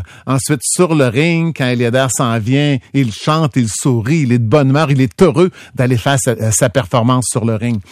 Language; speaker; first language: French; native; French